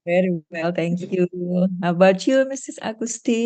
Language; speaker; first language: English; non-native, fluent; Indonesian